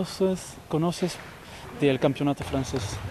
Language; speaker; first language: Spanish; non-native, fluent; French